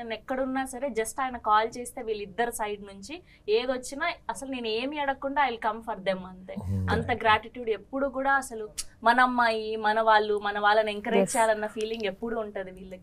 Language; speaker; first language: Telugu; native; Telugu